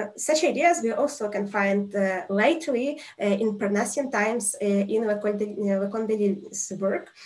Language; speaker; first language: English; non-native, fluent; Ukrainian